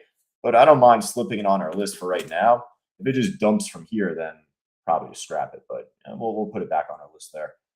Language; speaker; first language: English; native; English